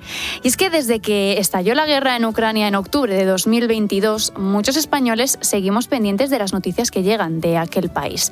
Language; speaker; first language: Spanish; native; Spanish